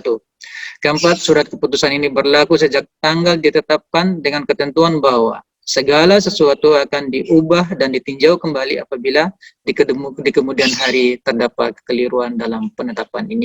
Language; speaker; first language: Malay; native; Malay